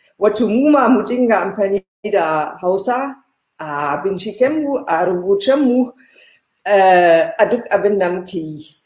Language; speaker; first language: Hausa; non-native, fluent; German